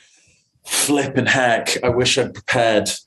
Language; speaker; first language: English; native; English